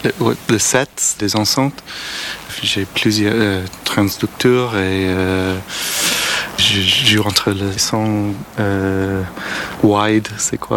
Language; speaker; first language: French; non-native, learner; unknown